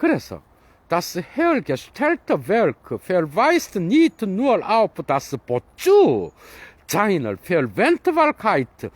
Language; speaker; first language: German; non-native, fluent; Korean